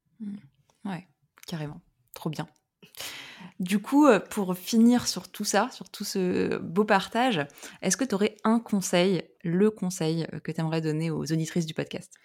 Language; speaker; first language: French; native; French